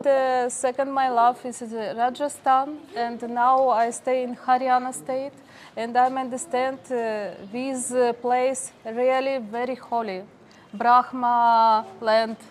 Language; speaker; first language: English; non-native, learner; Ukrainian